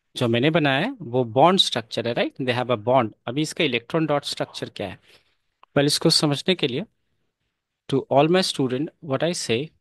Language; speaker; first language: Hindi; native; Hindi